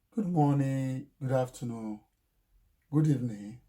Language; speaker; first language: English; non-native, local second language; Yoruba